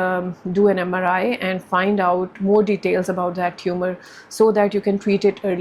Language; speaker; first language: English; non-native, local second language; Urdu